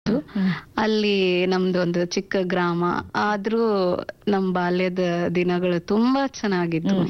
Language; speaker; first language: Kannada; non-native, local second language; Urdu